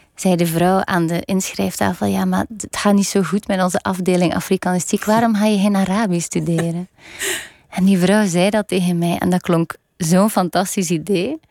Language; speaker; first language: Dutch; native; Dutch